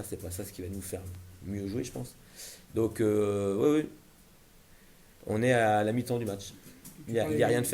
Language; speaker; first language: French; native; French